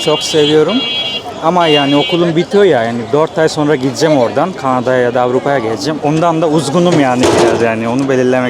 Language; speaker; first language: Turkish; non-native, fluent; Bangla